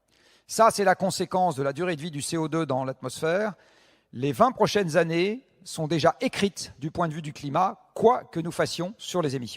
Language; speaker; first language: French; native; French